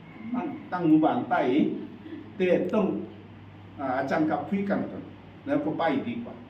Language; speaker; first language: Thai; non-native, learner; Korean